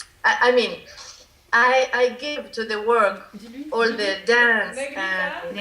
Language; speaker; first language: English; non-native, learner; Spanish